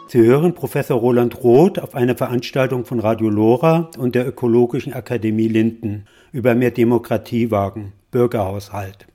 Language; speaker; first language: German; native; German